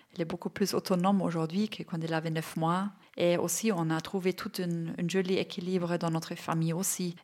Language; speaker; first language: French; non-native, fluent; German